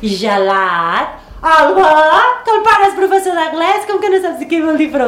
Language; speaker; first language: Catalan; native; Catalan